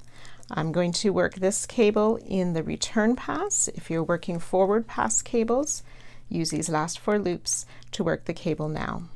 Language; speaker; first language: English; native; English